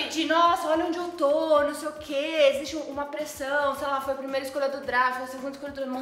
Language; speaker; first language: Portuguese; native; Portuguese